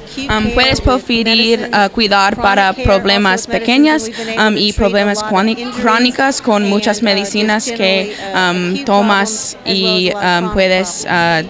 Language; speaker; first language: Spanish; non-native, learner; English